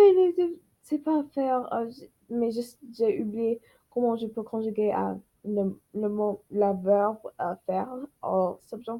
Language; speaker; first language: French; non-native, learner; English